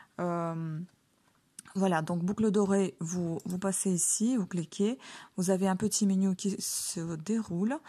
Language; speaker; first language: French; non-native, fluent; Ukrainian